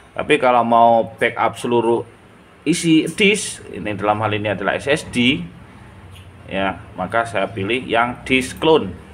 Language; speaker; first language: Indonesian; non-native, local second language; Madurese